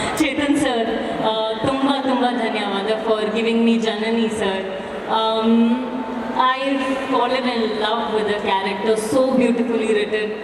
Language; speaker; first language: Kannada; non-native, learner; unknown